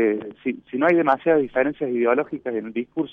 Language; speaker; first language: Spanish; native; Spanish